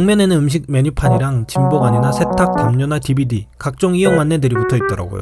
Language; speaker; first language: Korean; native; Korean